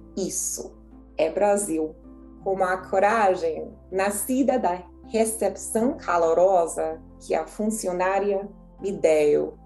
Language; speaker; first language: Portuguese; non-native, fluent; English